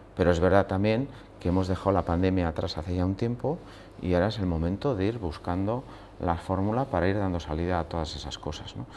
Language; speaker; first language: Spanish; native; Spanish